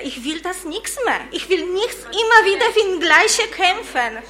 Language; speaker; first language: German; non-native, learner; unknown